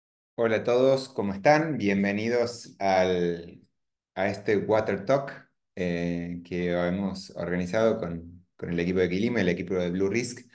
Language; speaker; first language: Spanish; native; Spanish